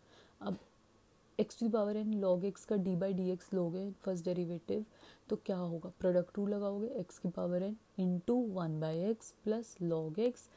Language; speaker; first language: Hindi; native; Hindi